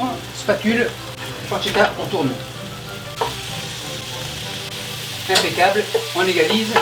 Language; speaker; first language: French; native; French